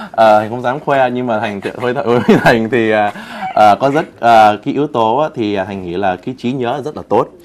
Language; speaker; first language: Vietnamese; early bilingual, heritage; Vietnamese